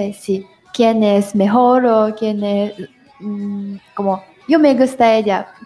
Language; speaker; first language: Spanish; non-native, learner; Japanese